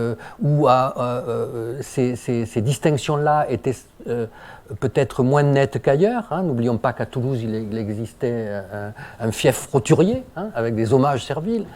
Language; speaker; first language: French; native; French